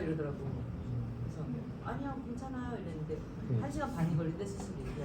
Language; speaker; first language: Korean; native; Korean